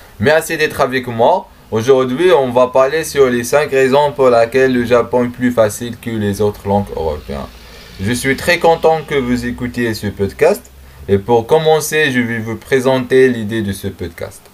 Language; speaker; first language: French; non-native, learner; Arabic